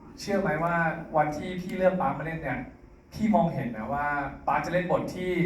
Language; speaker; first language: Thai; native; Thai